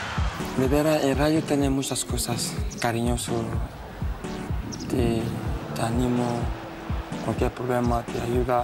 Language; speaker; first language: Spanish; non-native, fluent; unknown